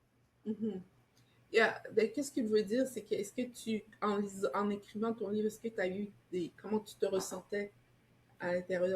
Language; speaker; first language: French; early bilingual, other home language; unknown